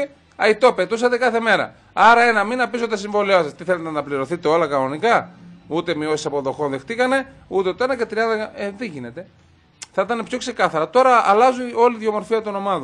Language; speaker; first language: Greek; native; Greek